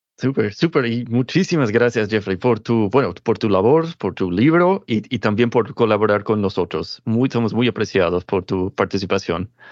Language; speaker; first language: Spanish; non-native, fluent; English